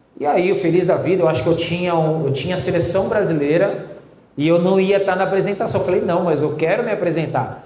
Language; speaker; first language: Portuguese; native; Portuguese